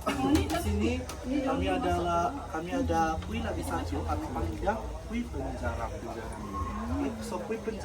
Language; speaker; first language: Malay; non-native, local second language; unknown